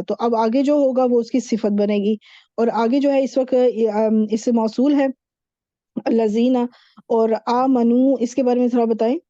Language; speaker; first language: Urdu; native; Urdu